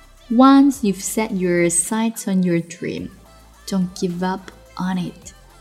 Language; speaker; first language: English; non-native, fluent; Chinese